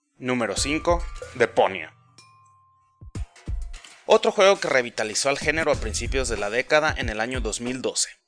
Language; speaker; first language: Spanish; native; Spanish